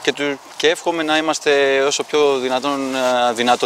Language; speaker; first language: Greek; native; Greek